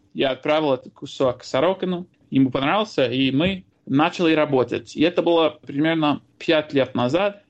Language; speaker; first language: Russian; non-native, fluent; English